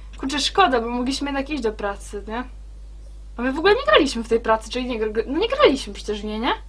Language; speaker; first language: Polish; native; Polish